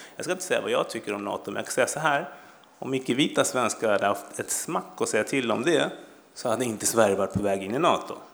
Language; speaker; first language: Swedish; early bilingual, other home language; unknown